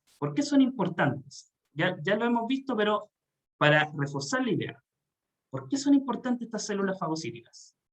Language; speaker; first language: Spanish; native; Spanish